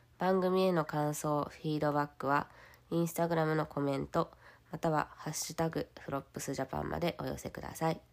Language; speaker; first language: Japanese; native; Japanese